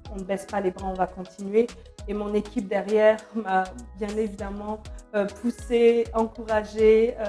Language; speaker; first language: French; non-native, local second language; Lingala